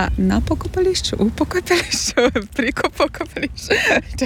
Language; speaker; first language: Slovenian; non-native, fluent; Hungarian